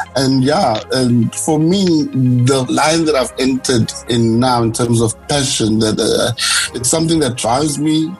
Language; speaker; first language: English; non-native, local second language; Zulu